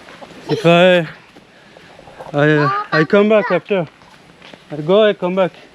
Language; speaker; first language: English; non-native, learner; French